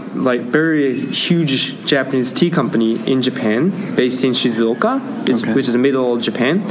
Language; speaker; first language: English; non-native, learner; Japanese